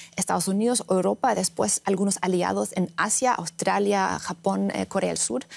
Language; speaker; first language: Spanish; non-native, fluent; Russian